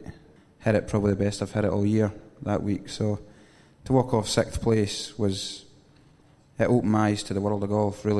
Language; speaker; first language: English; native; English